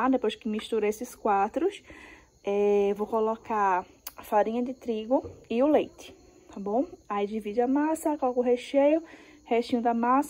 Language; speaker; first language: Portuguese; native; Portuguese